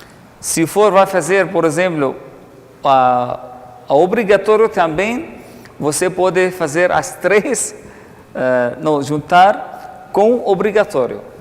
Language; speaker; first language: Portuguese; non-native, fluent; Arabic